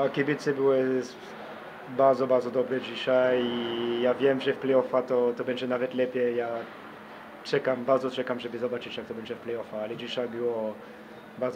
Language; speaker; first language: Polish; non-native, learner; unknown